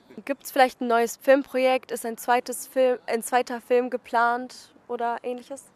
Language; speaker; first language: German; native; German